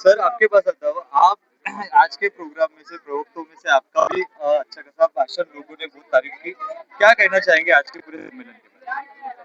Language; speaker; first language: Hindi; non-native, local second language; Marathi